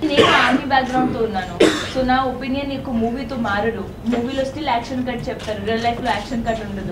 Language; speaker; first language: Telugu; non-native, local second language; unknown